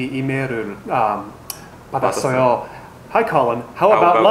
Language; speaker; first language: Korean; non-native, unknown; English